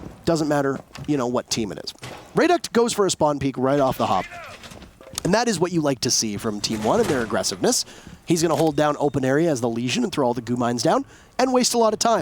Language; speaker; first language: English; native; English